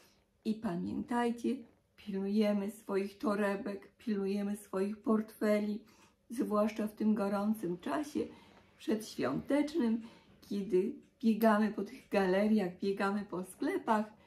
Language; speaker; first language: Polish; native; Polish